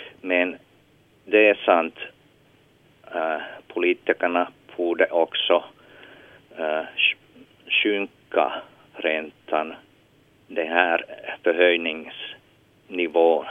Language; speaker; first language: Swedish; non-native, local second language; Finnish